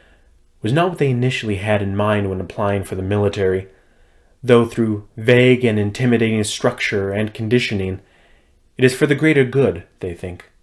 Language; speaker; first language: English; native; English